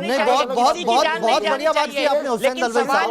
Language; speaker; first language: Hindi; native; Hindi